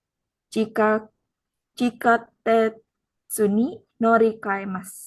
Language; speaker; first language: Japanese; non-native, learner; Indonesian